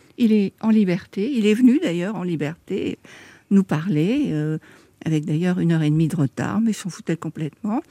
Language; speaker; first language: French; native; French